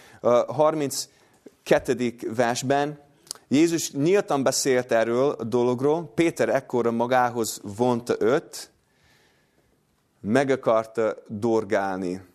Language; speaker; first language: Hungarian; non-native, fluent; English